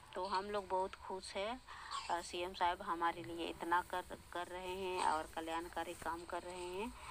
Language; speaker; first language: Hindi; non-native, local second language; Santali